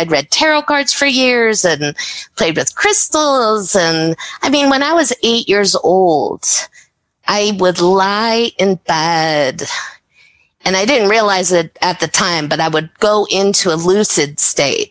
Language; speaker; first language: English; native; English